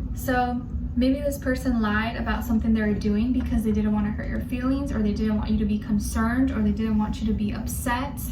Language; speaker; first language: English; native; English